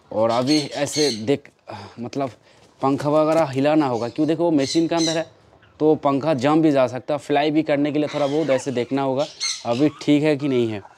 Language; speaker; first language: Hindi; non-native, local second language; Bangla